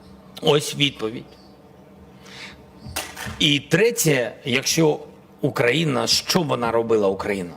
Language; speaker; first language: Ukrainian; non-native, local second language; Russian